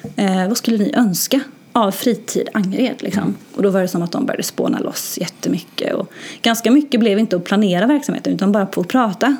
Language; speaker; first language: Swedish; early bilingual, other home language; Arabic